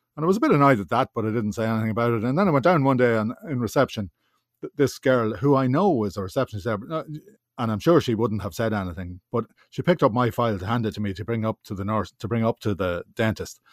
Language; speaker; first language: English; native; English